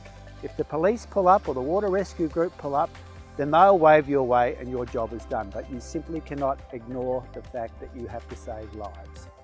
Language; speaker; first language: English; native; English